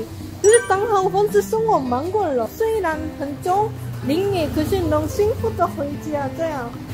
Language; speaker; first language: Chinese; non-native, learner; Korean